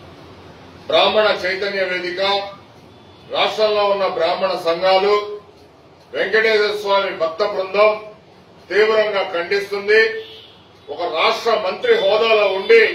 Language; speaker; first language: Telugu; native; Telugu